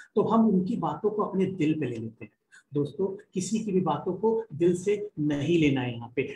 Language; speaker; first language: Hindi; native; Hindi